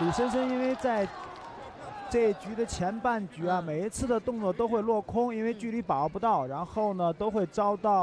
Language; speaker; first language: Chinese; native; Chinese